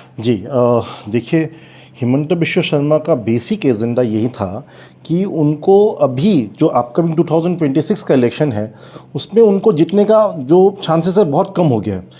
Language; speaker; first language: Hindi; non-native, local second language; Bangla